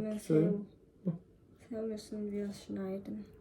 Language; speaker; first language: German; non-native, learner; Korean